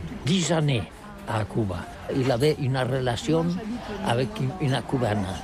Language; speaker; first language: French; non-native, learner; Catalan